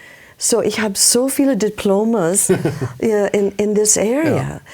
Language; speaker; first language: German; non-native, learner; English